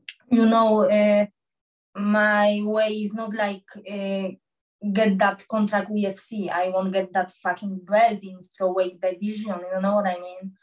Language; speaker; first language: English; non-native, learner; Polish